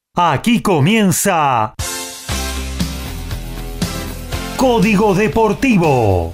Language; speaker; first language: Spanish; native; Spanish